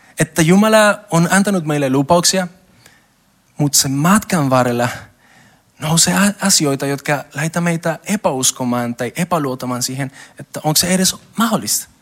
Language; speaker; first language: Finnish; non-native, learner; Spanish